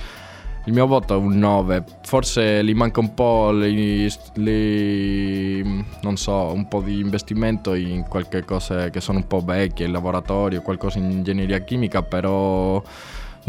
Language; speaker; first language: Italian; non-native, learner; Spanish